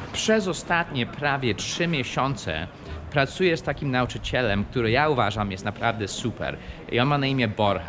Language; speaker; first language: Polish; non-native, fluent; English